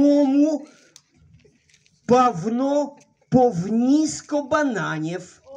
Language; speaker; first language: Ukrainian; non-native, learner; Polish